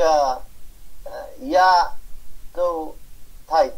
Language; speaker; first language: Chinese; non-native, learner; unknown